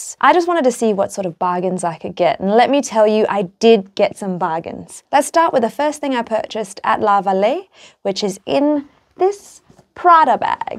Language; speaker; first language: English; native; English